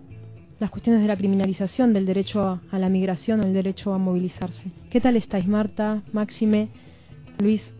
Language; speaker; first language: Spanish; native; Spanish